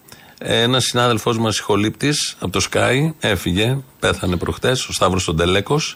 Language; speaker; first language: Greek; native; Greek